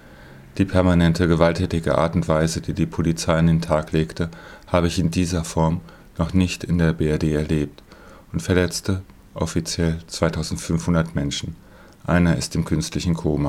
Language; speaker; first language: German; native; German